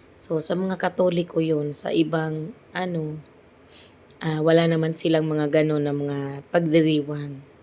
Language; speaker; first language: Filipino; native; Filipino